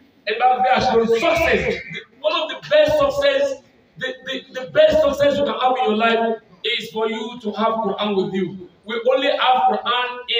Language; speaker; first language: English; non-native, local second language; Yoruba